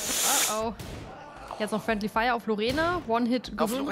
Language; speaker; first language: German; native; German